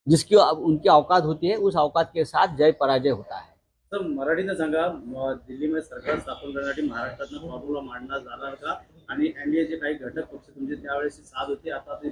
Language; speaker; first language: Hindi; non-native, local second language; Marathi